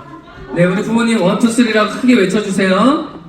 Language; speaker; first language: Korean; native; Korean